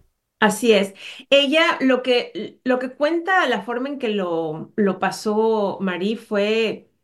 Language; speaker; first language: Spanish; native; Spanish